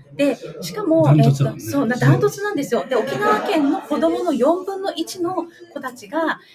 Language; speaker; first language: Japanese; native; Japanese